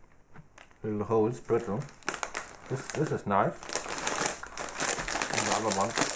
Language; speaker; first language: English; non-native, learner; German